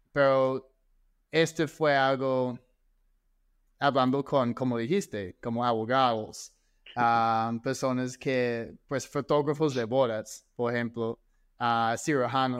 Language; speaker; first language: Spanish; non-native, fluent; English